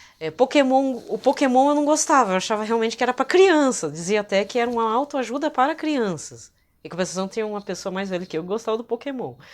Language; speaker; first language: Portuguese; native; Portuguese